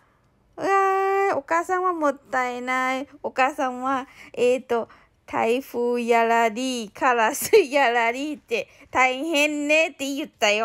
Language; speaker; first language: Japanese; non-native, learner; Thai